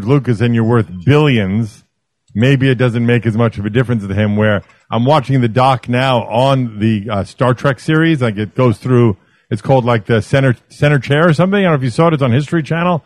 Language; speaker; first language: English; native; English